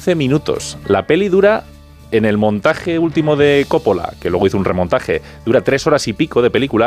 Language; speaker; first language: Spanish; native; Spanish